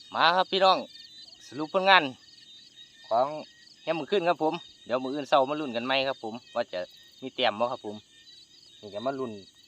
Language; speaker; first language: Thai; native; Thai